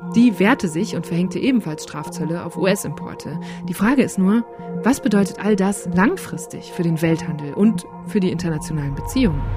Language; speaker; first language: German; native; German